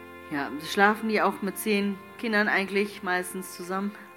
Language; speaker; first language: German; early bilingual, other home language; Tamil